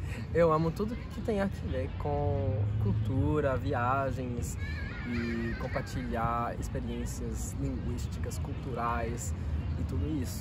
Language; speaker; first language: Portuguese; non-native, fluent; French